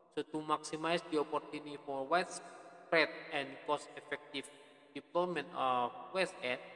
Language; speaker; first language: English; non-native, fluent; Indonesian